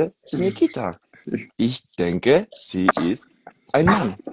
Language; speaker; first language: German; non-native, fluent; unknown